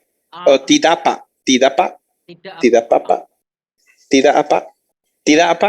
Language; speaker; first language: Indonesian; non-native, learner; English